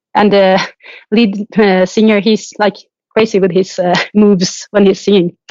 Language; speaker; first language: English; non-native, fluent; Norwegian